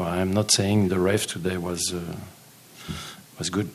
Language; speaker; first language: English; non-native, fluent; French